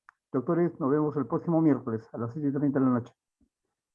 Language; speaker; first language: Spanish; native; Spanish